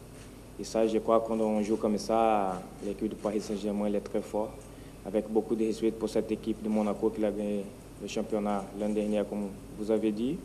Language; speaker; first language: French; non-native, fluent; Portuguese